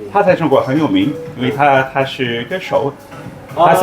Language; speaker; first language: Chinese; non-native, fluent; Portuguese